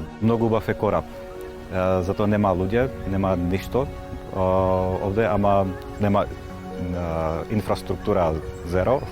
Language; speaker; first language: Macedonian; non-native, fluent; Czech